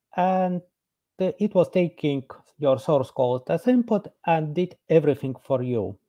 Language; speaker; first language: English; non-native, fluent; Estonian